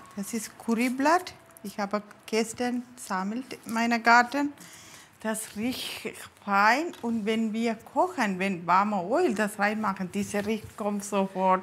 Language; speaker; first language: German; non-native, learner; Tamil